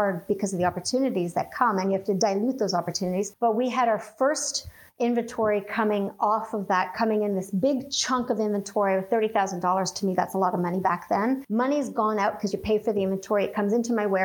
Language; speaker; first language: English; native; English